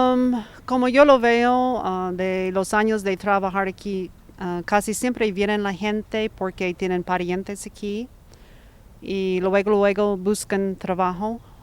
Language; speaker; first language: Spanish; non-native, fluent; English